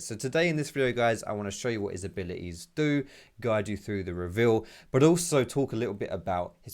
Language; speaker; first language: English; native; English